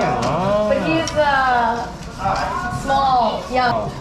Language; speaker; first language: English; non-native, fluent; Japanese